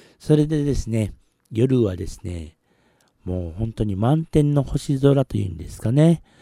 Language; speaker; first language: Japanese; native; Japanese